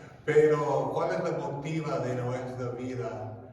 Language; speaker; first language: Spanish; non-native, fluent; English